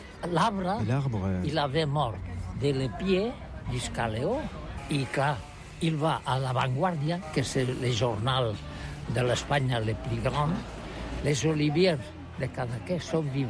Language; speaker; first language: French; non-native, learner; Catalan